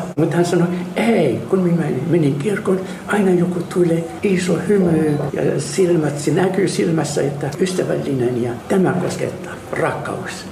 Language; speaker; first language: Finnish; non-native, fluent; Arabic